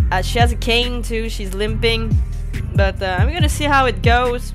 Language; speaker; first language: English; non-native, fluent; French